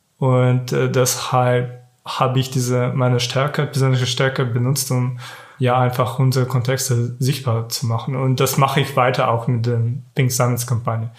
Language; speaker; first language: German; non-native, fluent; Kyrgyz